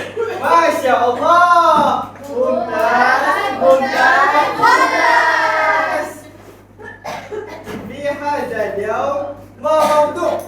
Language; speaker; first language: Arabic; non-native, learner; Malay